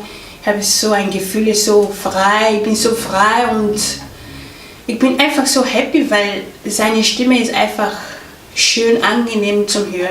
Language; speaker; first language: German; non-native, fluent; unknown